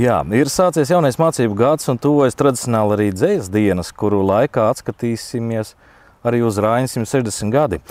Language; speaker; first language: Latvian; native; Latvian